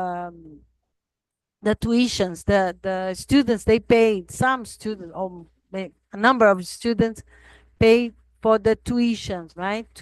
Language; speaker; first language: English; non-native, fluent; Portuguese